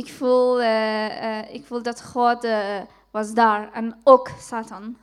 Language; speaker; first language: Dutch; non-native, fluent; Persian